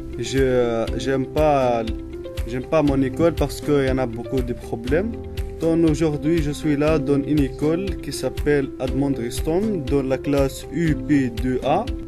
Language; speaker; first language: French; non-native, learner; Arabic